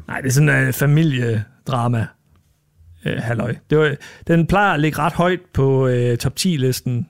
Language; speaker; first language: Danish; native; Danish